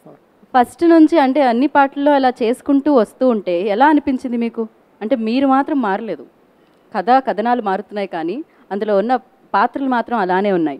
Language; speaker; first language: Telugu; native; Telugu